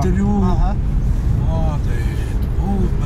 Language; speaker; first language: Russian; non-native, local second language; Armenian